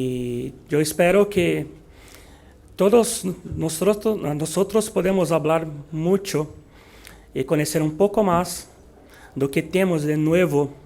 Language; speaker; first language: Spanish; non-native, learner; Portuguese